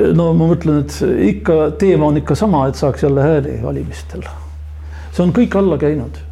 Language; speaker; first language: Estonian; non-native, local second language; Russian